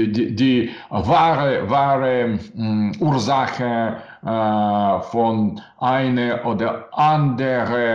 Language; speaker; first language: German; non-native, learner; Russian